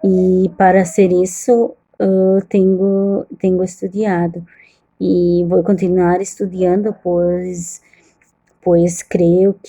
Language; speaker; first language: Spanish; non-native, learner; Portuguese